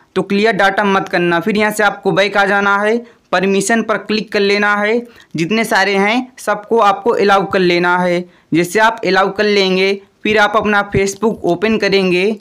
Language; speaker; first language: Hindi; native; Hindi